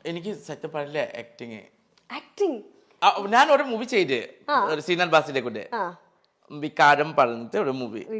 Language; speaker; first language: Malayalam; non-native, fluent; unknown